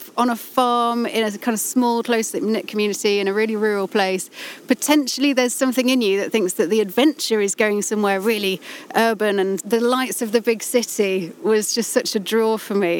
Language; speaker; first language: English; native; English